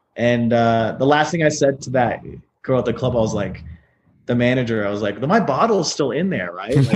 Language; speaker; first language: English; native; English